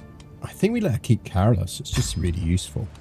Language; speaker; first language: English; native; English